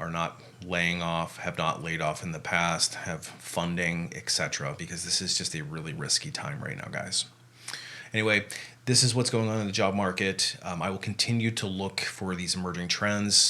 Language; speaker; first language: English; native; English